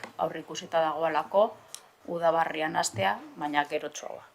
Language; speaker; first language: Basque; native; Basque